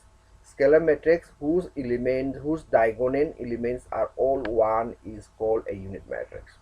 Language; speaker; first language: English; non-native, local second language; Manipuri